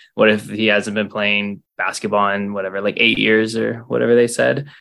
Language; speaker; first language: English; native; English